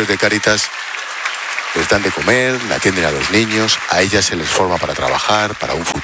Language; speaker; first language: Spanish; native; Spanish